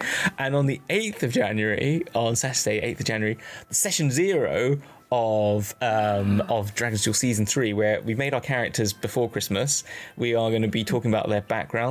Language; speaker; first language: English; native; English